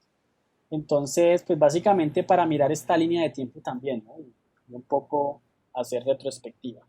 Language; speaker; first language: Spanish; native; Spanish